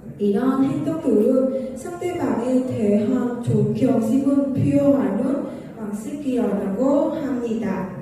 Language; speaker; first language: Korean; non-native, learner; Vietnamese